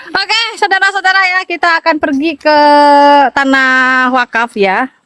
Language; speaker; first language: Indonesian; non-native, local second language; Madurese